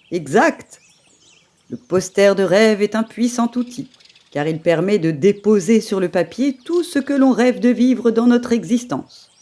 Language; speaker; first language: French; native; French